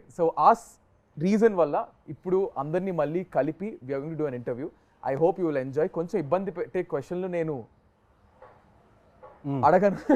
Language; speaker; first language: Telugu; native; Telugu